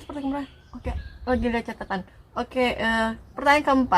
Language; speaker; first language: Indonesian; non-native, local second language; Minangkabau